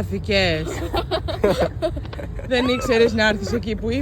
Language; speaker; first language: Greek; native; Greek